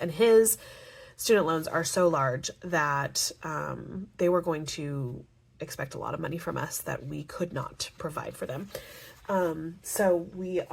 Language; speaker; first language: English; native; English